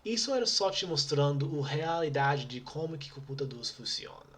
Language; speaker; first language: Portuguese; non-native, fluent; English